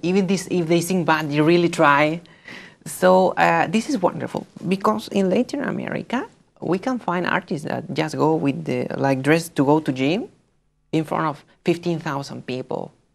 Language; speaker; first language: English; non-native, fluent; Spanish